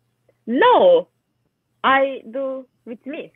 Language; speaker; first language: English; non-native, learner; Turkish